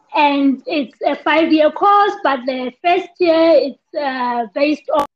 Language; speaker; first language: English; non-native, local second language; Southern Sotho